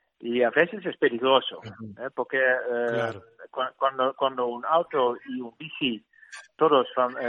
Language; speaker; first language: Spanish; non-native, learner; Dutch